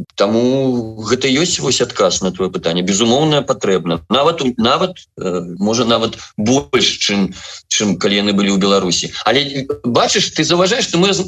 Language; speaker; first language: Belarusian; non-native, local second language; Russian